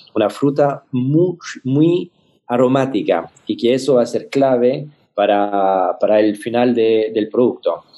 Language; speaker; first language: Spanish; non-native, fluent; French